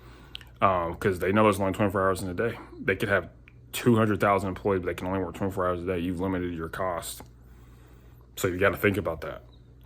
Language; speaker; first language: English; native; English